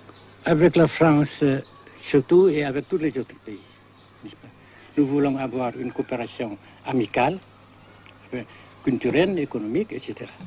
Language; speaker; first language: French; non-native, local second language; Vietnamese